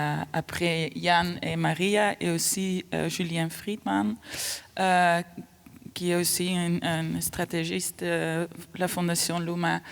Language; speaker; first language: French; non-native, fluent; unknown